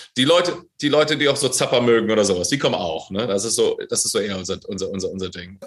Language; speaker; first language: German; native; German